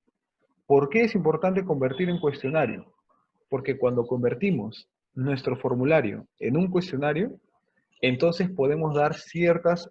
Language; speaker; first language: Spanish; native; Spanish